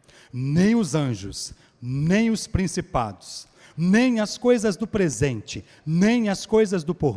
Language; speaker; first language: Portuguese; native; Portuguese